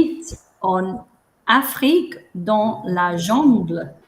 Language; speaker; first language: French; non-native, fluent; English